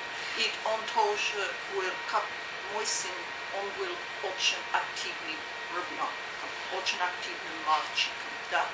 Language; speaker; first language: Russian; non-native, learner; English